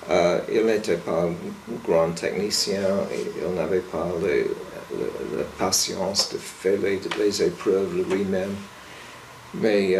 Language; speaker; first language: French; non-native, fluent; English